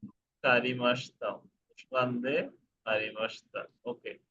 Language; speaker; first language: Japanese; non-native, fluent; Bangla